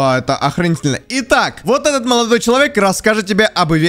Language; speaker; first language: Russian; native; Russian